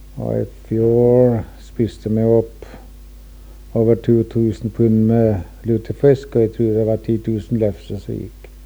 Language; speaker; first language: Norwegian; early bilingual, heritage; Norwegian